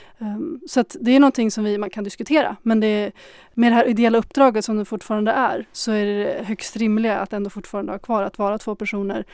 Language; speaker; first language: Swedish; early bilingual, other home language; Arabic